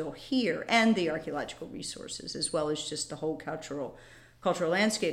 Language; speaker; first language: English; native; English